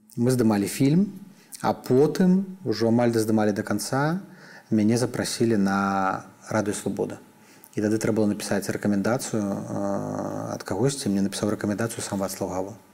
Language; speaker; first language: Belarusian; native; Belarusian